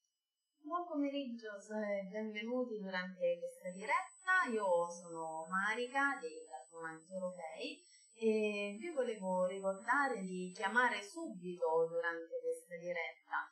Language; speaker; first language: Italian; native; Italian